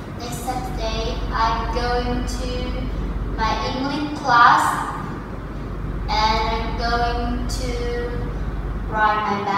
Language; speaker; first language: English; non-native, learner; Vietnamese